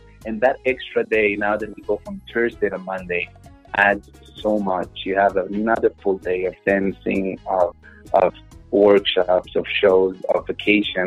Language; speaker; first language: English; non-native, fluent; Hebrew